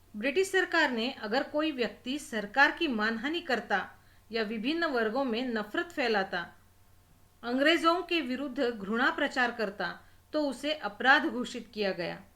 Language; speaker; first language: Hindi; non-native, local second language; Marathi